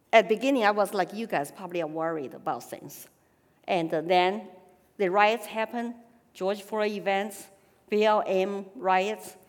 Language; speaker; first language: English; non-native, fluent; Chinese